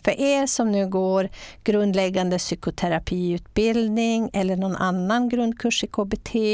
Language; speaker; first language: Swedish; native; Swedish